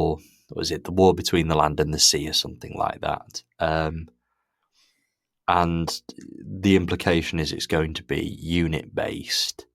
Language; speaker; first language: English; native; English